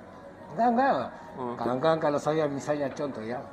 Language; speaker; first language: Indonesian; non-native, fluent; Spanish